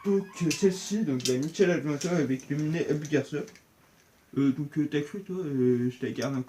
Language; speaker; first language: French; native; French